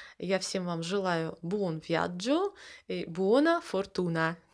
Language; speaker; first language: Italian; non-native, fluent; Russian